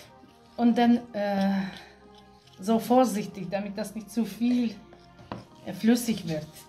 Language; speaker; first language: German; non-native, fluent; Aramaic